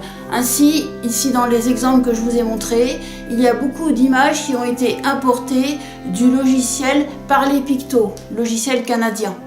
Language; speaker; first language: French; native; French